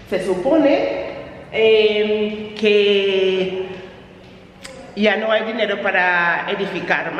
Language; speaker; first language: Spanish; non-native, fluent; English